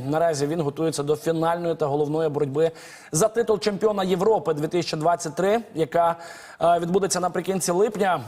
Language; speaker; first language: Ukrainian; native; Ukrainian